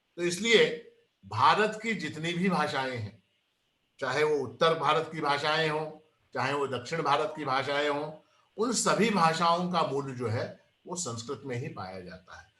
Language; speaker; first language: Hindi; non-native, local second language; Kannada